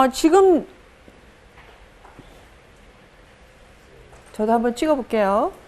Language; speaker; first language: Korean; native; Korean